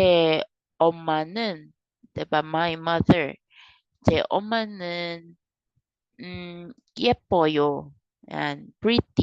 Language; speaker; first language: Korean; non-native, learner; Kinaray-a